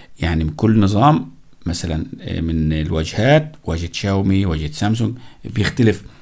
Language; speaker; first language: Arabic; native; Arabic